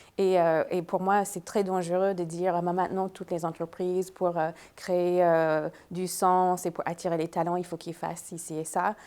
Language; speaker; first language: French; non-native, fluent; English